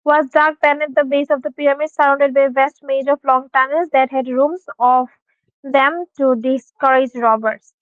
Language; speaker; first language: English; non-native, local second language; Bangla